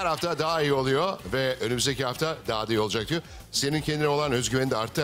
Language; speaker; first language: Turkish; native; Turkish